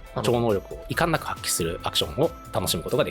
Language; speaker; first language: Japanese; native; Japanese